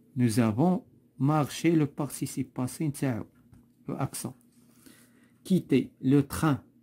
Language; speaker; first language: French; non-native, local second language; Arabic